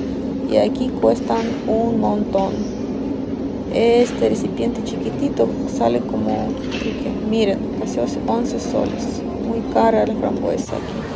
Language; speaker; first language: Spanish; non-native, fluent; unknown